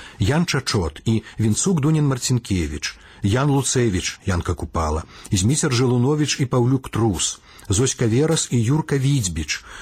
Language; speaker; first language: Belarusian; native; Belarusian